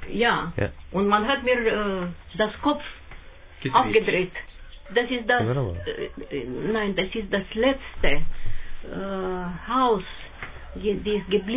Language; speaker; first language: German; non-native, learner; Russian